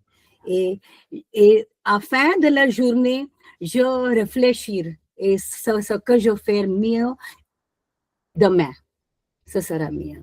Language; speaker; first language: French; non-native, learner; Hindi